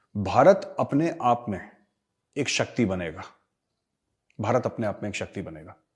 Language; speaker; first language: Hindi; native; Hindi